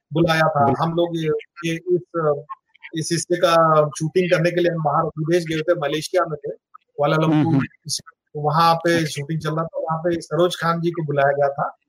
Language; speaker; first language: Hindi; non-native, local second language; Marathi